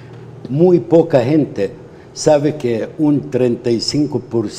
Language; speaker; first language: Spanish; non-native, fluent; Arabic